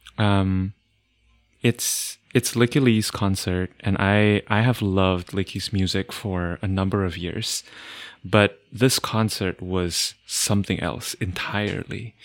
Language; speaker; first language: English; non-native, fluent; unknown